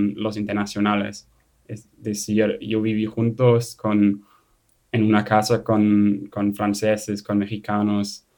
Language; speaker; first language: Spanish; non-native, fluent; German